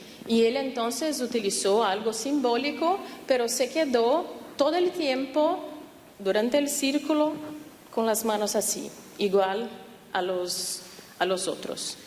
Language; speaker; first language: Spanish; non-native, fluent; Portuguese